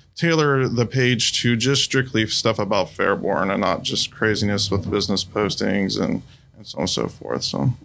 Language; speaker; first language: English; native; English